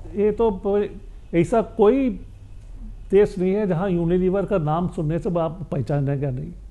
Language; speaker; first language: Hindi; non-native, local second language; Bangla